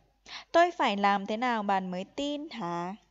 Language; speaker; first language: Vietnamese; non-native, fluent; Lao